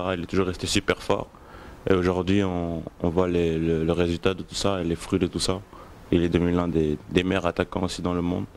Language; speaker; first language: French; native; French